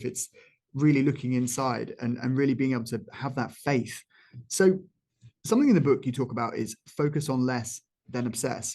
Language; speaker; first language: English; native; English